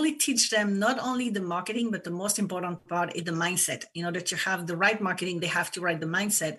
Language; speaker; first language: English; non-native, fluent; French